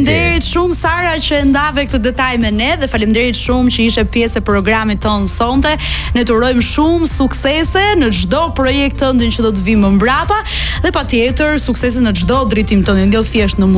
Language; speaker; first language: Albanian; native; Albanian